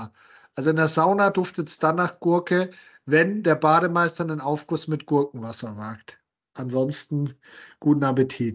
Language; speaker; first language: German; native; German